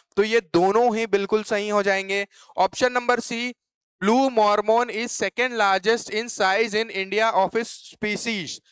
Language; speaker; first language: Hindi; native; Hindi